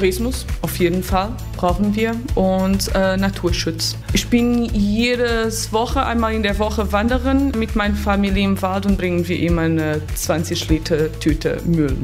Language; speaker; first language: German; non-native, fluent; Portuguese